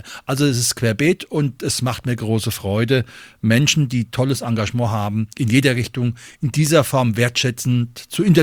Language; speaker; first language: German; native; German